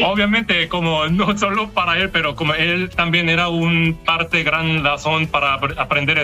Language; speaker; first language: Spanish; non-native, learner; Korean